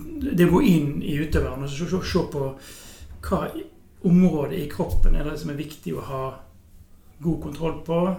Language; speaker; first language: Norwegian; native; Norwegian